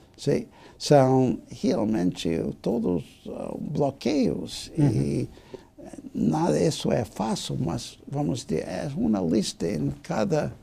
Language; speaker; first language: Portuguese; non-native, fluent; English